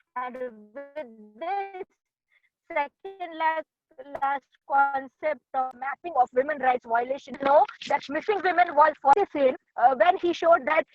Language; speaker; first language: English; non-native, local second language; Marathi